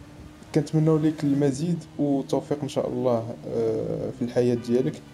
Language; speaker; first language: Arabic; native; Arabic